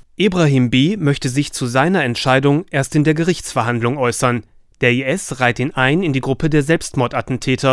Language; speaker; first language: German; native; German